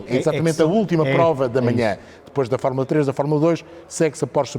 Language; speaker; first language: Portuguese; native; Portuguese